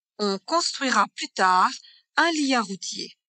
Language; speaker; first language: French; native; French